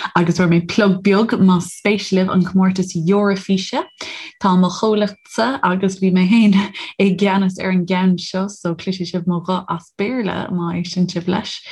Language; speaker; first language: Irish; non-native, local second language; English